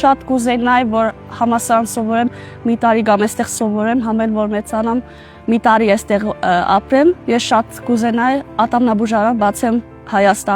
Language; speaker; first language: Armenian; non-native, learner; Dutch